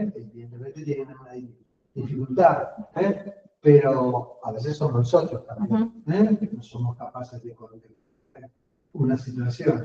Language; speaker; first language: Spanish; native; Spanish